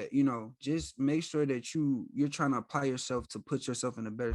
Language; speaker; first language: English; native; English